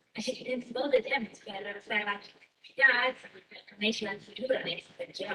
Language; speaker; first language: Catalan; non-native, fluent; English